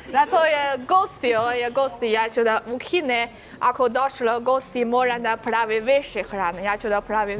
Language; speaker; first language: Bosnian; non-native, learner; Chinese